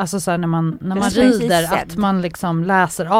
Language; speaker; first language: Swedish; native; Swedish